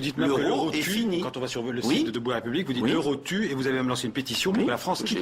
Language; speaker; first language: French; native; French